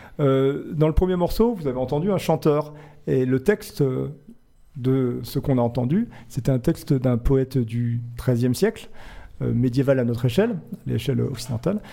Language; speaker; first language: French; native; French